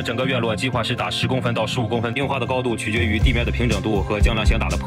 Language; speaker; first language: Chinese; native; Chinese